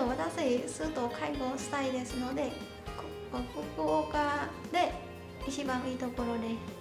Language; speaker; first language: Japanese; non-native, learner; Burmese